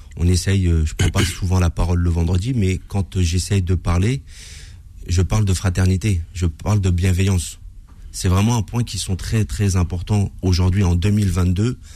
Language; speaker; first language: French; native; French